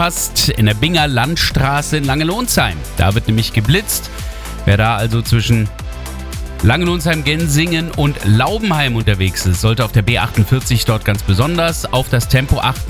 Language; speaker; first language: German; native; German